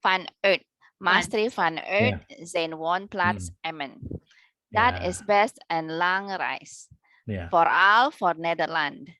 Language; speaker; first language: Dutch; non-native, learner; Indonesian